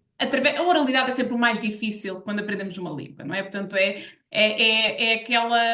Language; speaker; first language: Portuguese; native; Portuguese